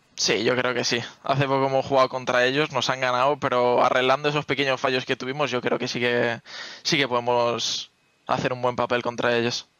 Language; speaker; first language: Spanish; native; Spanish